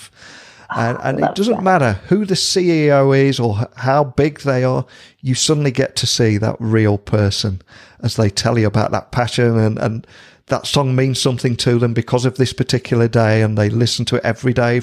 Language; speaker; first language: English; native; English